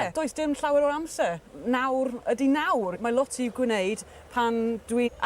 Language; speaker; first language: Welsh; non-native, local second language; English